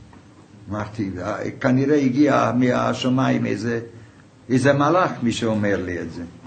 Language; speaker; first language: Hebrew; non-native, fluent; Hungarian